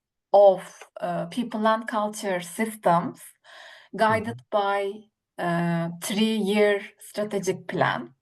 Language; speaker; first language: English; non-native, learner; Turkish